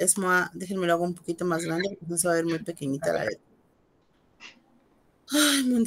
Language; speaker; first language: Spanish; native; Spanish